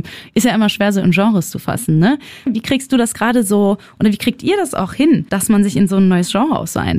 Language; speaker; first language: German; native; German